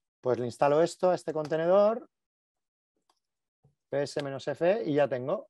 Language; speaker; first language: Spanish; native; Spanish